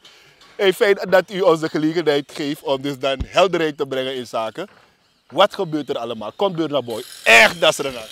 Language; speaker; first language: Dutch; native; Dutch